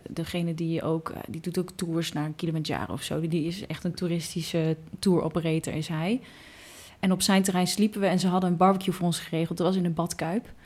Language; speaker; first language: Dutch; native; Dutch